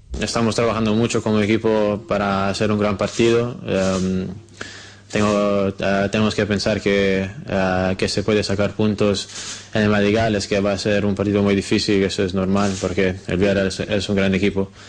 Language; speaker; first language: Spanish; non-native, fluent; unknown